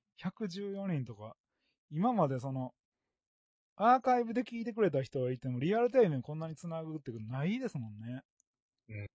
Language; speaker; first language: Japanese; native; Japanese